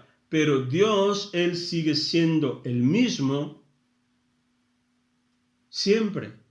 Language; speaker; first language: Spanish; non-native, fluent; Portuguese